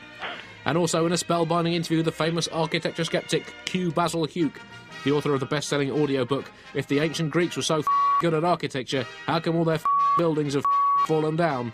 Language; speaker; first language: English; native; English